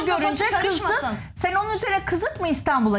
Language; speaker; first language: Turkish; native; Turkish